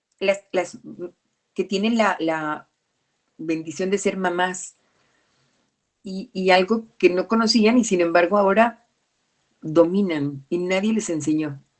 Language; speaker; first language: Spanish; native; Spanish